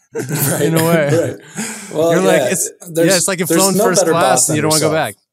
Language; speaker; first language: English; early bilingual, other home language; Ukrainian